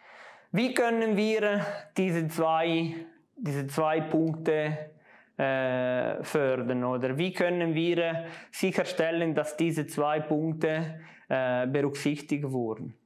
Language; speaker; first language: German; non-native, local second language; Italian